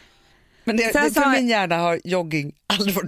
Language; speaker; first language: Swedish; native; Swedish